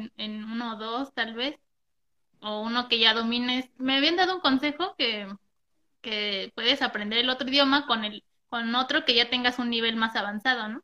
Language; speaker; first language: Spanish; native; Spanish